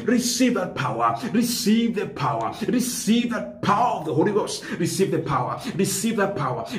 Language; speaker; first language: English; non-native, local second language; Swahili